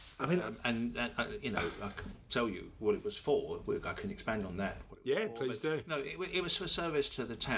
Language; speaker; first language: English; native; English